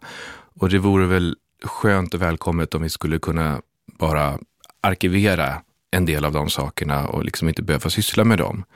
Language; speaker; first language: Swedish; native; Swedish